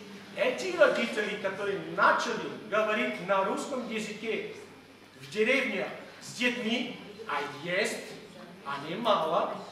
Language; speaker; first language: Russian; non-native, fluent; Catalan